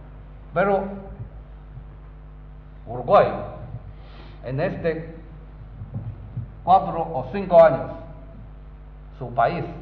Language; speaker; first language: Spanish; non-native, learner; Chinese